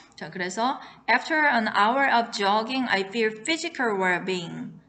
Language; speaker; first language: English; non-native, fluent; Korean